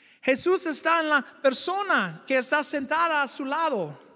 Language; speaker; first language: Spanish; non-native, fluent; English